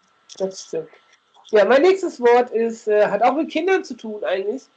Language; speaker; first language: German; native; German